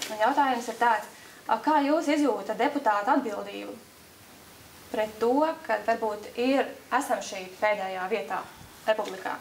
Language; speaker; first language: Latvian; native; Latvian